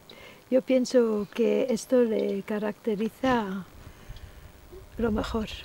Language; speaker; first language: Spanish; non-native, fluent; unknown